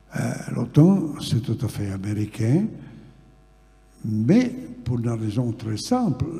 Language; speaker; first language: French; non-native, fluent; Italian